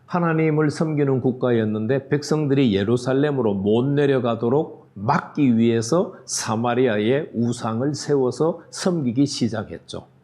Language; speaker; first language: Korean; native; Korean